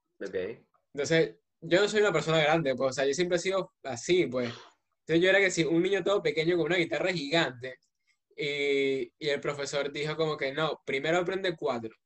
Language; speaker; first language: Spanish; native; Spanish